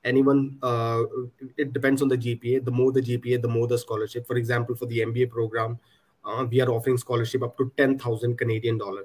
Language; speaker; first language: English; non-native, local second language; Punjabi